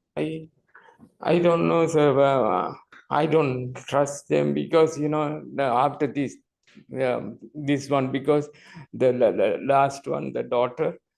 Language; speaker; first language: English; non-native, learner; Tamil